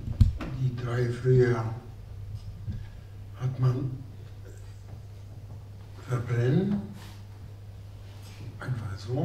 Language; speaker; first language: German; non-native, fluent; Polish